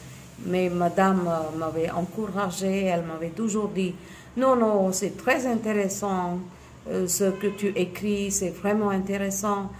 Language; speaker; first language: French; non-native, fluent; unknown